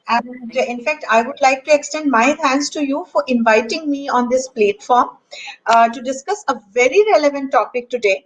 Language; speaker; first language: English; non-native, local second language; Hindi